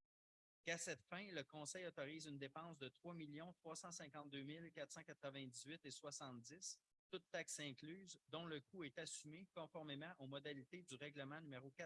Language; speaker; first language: French; native; French